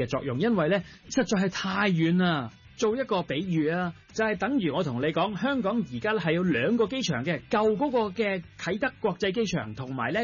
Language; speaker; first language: Cantonese; native; Cantonese